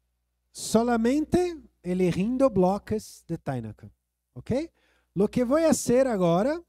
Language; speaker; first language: Spanish; non-native, fluent; Portuguese